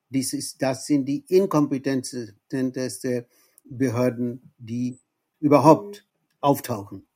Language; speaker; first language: German; non-native, fluent; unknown